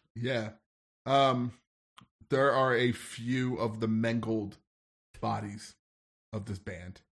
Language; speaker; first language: English; native; English